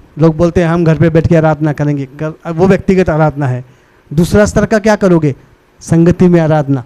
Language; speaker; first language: Hindi; non-native, local second language; Marathi